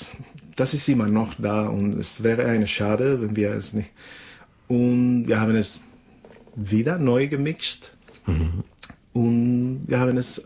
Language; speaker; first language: German; non-native, fluent; Spanish